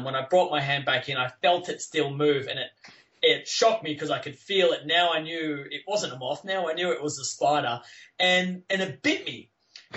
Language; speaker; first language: English; native; English